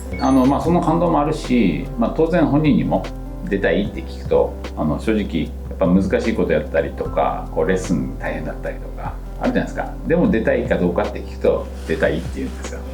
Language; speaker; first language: Japanese; native; Japanese